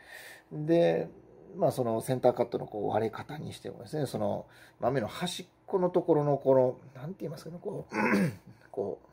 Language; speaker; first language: Japanese; native; Japanese